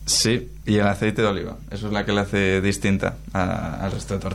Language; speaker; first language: Spanish; native; Spanish